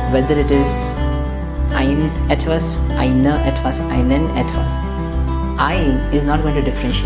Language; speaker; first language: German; non-native, fluent; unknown